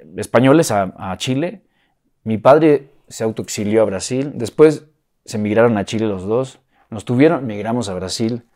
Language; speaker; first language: Spanish; native; Spanish